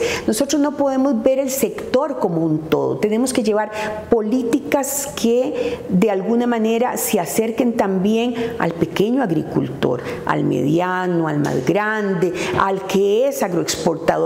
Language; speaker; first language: Spanish; native; Spanish